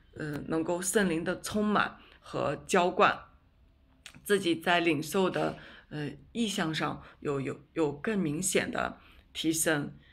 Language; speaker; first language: Chinese; native; Chinese